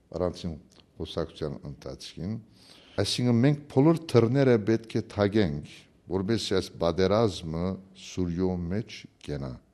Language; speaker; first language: Armenian; early bilingual, heritage; Armenian